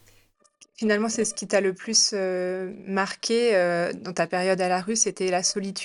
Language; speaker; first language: French; native; French